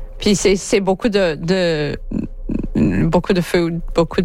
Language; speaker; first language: French; non-native, learner; English